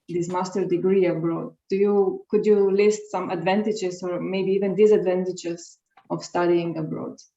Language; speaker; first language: English; non-native, fluent; Slovenian